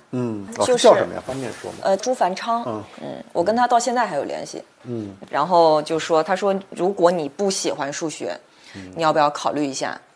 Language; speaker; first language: Chinese; native; Chinese